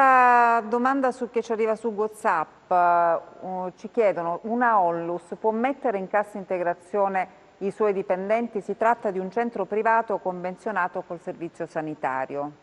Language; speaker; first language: Italian; native; Italian